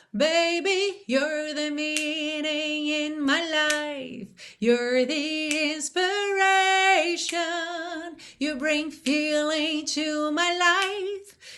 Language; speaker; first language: English; non-native, fluent; Portuguese